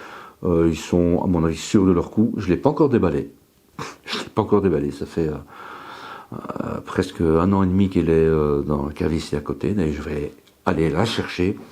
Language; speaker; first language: French; native; French